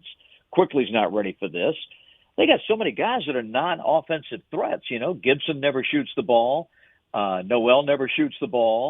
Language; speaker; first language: English; native; English